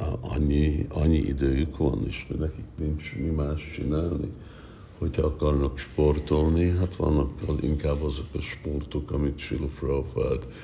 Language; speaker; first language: Hungarian; early bilingual, heritage; Hungarian